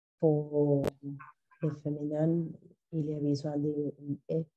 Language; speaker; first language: French; non-native, learner; Spanish